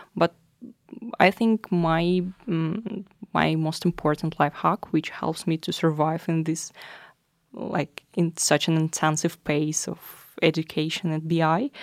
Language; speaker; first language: English; non-native, fluent; Russian